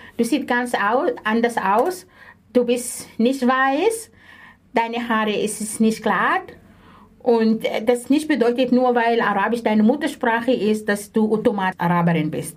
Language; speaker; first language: German; non-native, fluent; Arabic